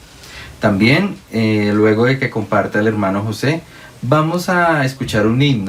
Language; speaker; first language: Spanish; native; Spanish